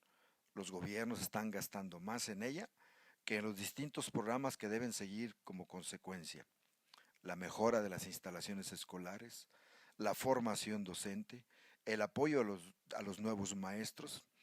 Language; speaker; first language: Spanish; native; Spanish